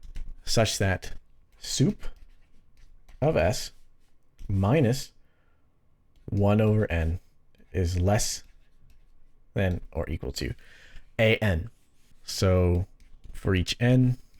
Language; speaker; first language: English; native; English